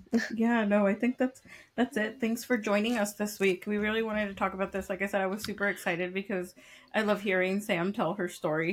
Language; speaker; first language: English; early bilingual, other home language; Spanish